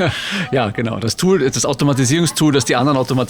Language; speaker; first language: German; native; German